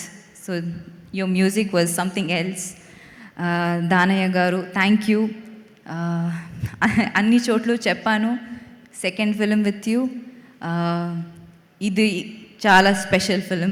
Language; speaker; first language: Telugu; non-native, fluent; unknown